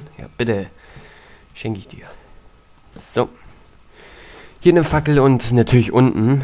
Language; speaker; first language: German; native; German